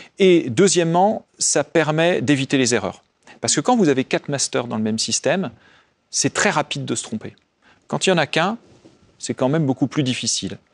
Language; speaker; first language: French; native; French